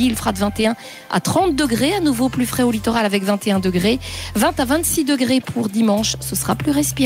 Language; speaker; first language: French; native; French